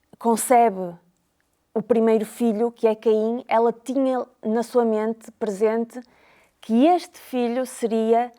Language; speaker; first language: Portuguese; native; Portuguese